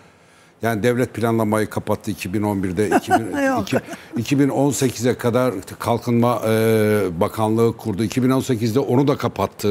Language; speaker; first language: Turkish; native; Turkish